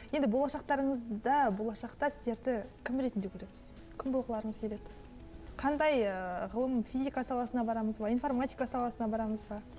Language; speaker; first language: Kazakh; native; Kazakh